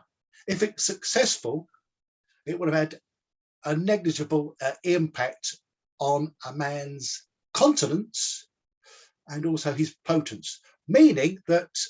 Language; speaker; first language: English; native; English